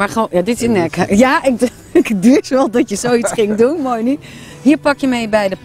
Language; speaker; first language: Dutch; native; Dutch